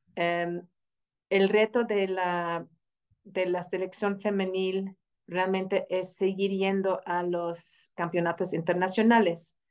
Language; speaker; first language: Spanish; non-native, fluent; English